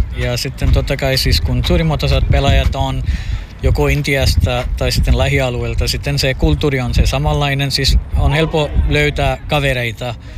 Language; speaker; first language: Finnish; non-native, fluent; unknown